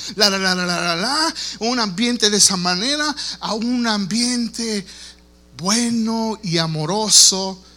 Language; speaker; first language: Spanish; early bilingual, heritage; Spanish